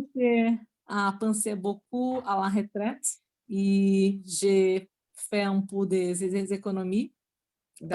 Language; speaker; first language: French; non-native, learner; Portuguese